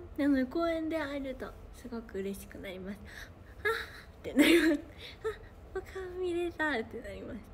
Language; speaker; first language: Japanese; native; Japanese